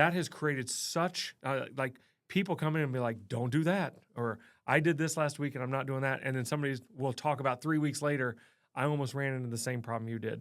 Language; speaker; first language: English; native; English